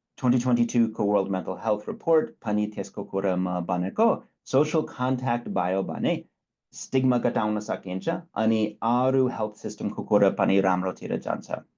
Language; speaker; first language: Nepali; non-native, fluent; English